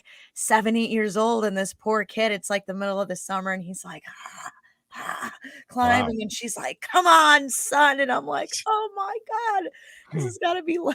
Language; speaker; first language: English; native; English